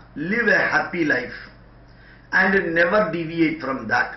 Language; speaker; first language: English; non-native, local second language; Malayalam